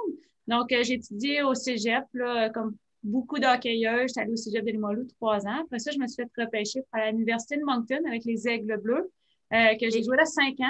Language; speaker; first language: French; native; French